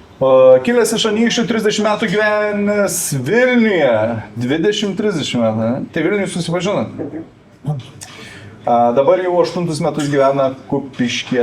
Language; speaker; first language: Lithuanian; native; Lithuanian